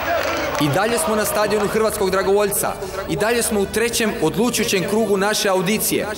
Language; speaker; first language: Serbian; native; Serbian